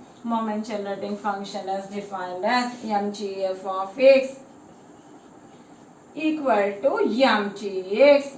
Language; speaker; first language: English; non-native, local second language; Malayalam